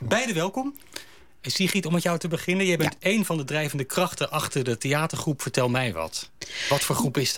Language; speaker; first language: Dutch; native; Dutch